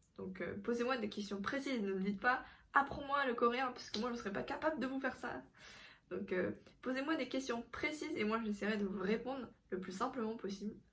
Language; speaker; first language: French; non-native, fluent; Korean